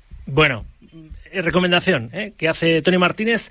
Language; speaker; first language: Spanish; native; Spanish